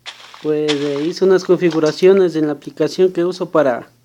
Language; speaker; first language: Spanish; native; Spanish